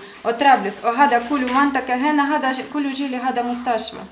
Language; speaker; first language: Arabic; non-native, learner; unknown